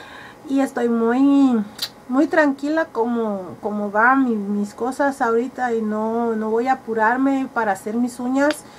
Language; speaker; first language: Spanish; early bilingual, heritage; Spanish